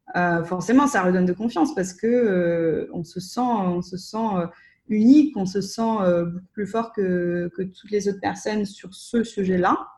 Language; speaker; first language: French; non-native, fluent; Russian